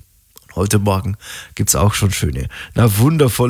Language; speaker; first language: German; native; German